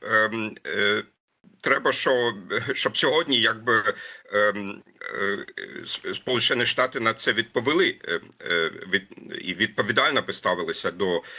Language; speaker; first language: Ukrainian; non-native, fluent; German